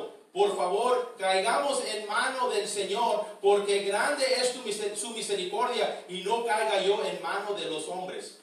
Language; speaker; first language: Spanish; early bilingual, heritage; Spanish